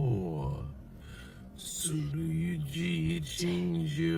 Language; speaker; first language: Chinese; non-native, learner; English